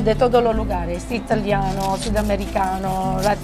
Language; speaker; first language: Spanish; non-native, fluent; Italian